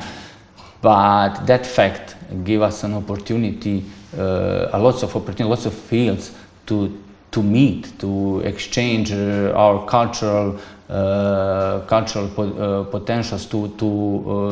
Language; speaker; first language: English; non-native, fluent; Serbian